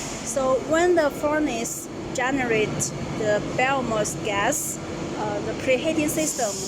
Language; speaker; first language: English; non-native, learner; Chinese